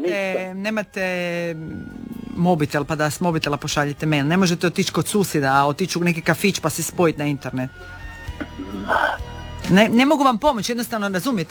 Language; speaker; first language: Serbian; native; Serbian